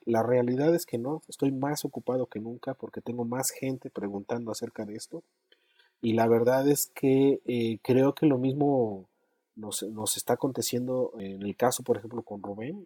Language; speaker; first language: Spanish; native; Spanish